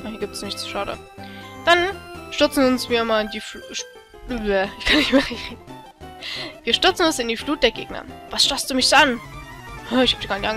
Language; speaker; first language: German; native; German